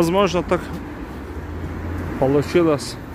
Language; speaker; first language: Russian; non-native, learner; Azerbaijani